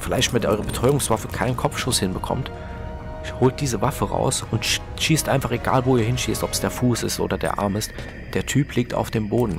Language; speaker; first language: German; native; German